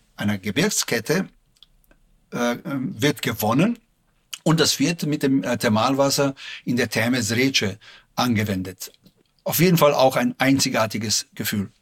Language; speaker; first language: German; non-native, fluent; Slovenian